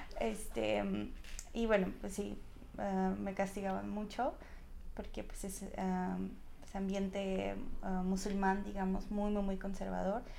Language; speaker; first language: Spanish; non-native, fluent; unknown